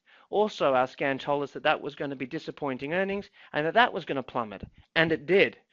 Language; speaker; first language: English; native; English